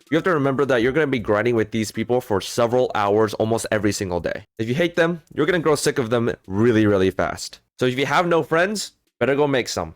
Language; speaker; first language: English; native; English